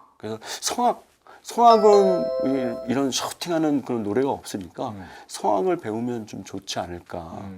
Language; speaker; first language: Korean; early bilingual, heritage; Korean